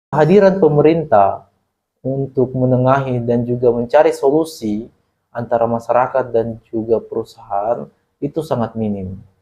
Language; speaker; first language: Indonesian; native; Indonesian